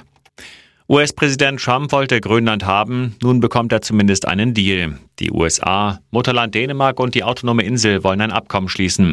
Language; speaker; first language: German; native; German